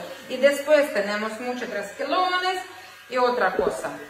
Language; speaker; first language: Spanish; non-native, learner; Ukrainian